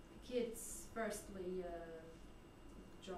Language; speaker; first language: English; non-native, learner; French